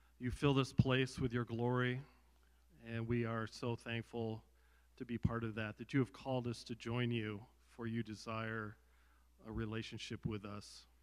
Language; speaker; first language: English; native; English